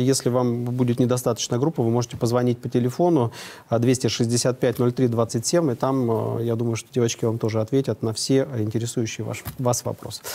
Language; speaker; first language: Russian; native; Russian